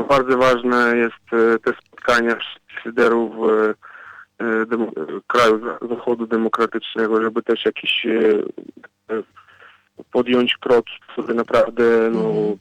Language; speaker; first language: Polish; non-native, fluent; Ukrainian